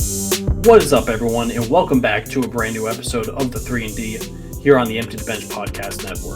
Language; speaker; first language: English; native; English